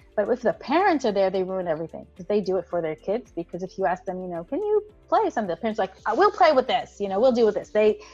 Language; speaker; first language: English; non-native, fluent; Hebrew